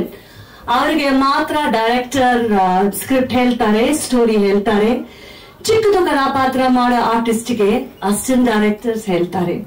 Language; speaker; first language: Kannada; non-native, fluent; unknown